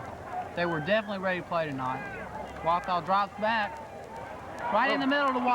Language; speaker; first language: English; native; English